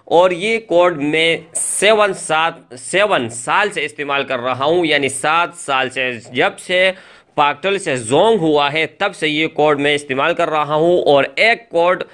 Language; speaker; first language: Urdu; non-native, local second language; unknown